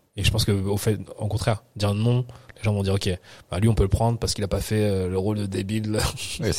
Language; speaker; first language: French; native; French